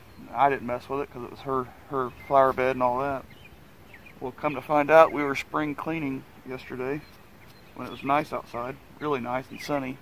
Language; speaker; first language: English; native; English